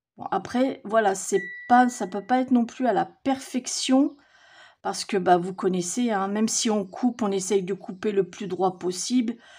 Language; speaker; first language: French; native; French